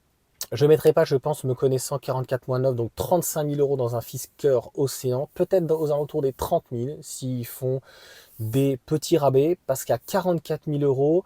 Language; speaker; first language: French; native; French